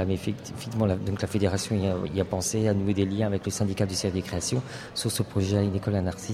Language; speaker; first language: French; native; French